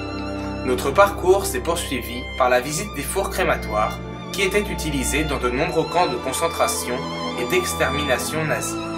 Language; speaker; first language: French; native; French